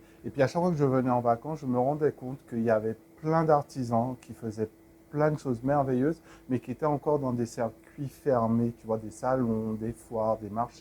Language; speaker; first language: French; native; French